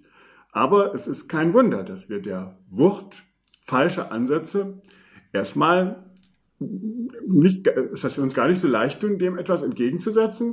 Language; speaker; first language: German; native; German